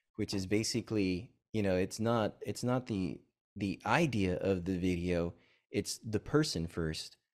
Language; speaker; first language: English; native; English